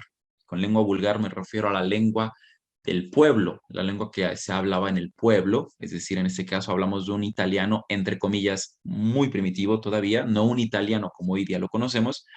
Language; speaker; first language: Spanish; native; Spanish